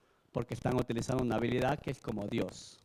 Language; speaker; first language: Spanish; native; Spanish